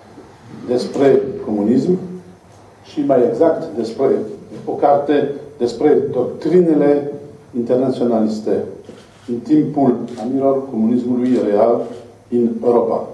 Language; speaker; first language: Romanian; non-native, learner; French